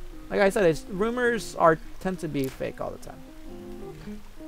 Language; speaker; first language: English; early bilingual, other home language; Spanish